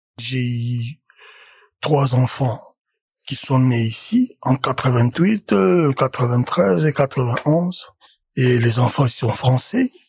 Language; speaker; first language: French; non-native, local second language; Lingala